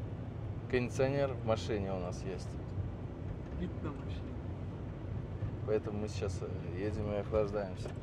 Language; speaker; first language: Russian; native; Russian